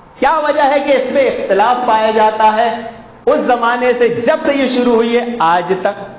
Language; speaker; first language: Urdu; native; Urdu